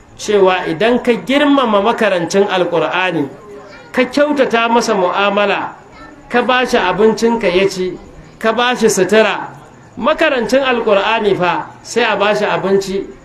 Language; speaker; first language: Hausa; native; Hausa